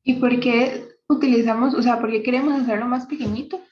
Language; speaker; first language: Spanish; native; Spanish